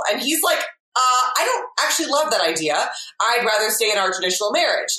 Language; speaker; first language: English; native; English